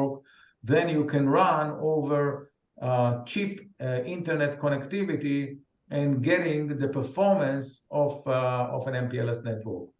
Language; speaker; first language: English; non-native, fluent; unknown